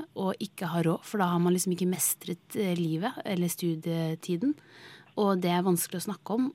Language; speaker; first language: Norwegian; native; Norwegian